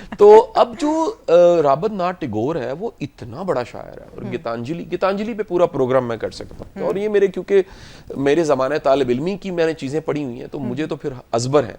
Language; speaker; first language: Urdu; non-native, local second language; Punjabi